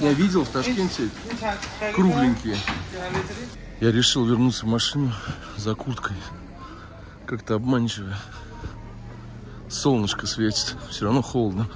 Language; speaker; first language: Russian; native; Russian